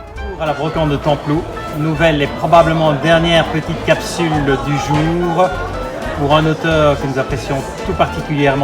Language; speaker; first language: French; native; French